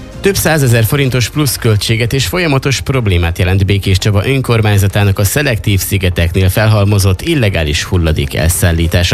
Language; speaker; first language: Hungarian; native; Hungarian